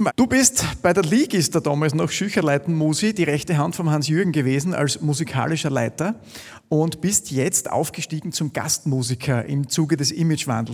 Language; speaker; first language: German; native; German